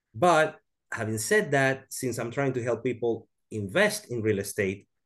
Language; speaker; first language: English; non-native, fluent; Spanish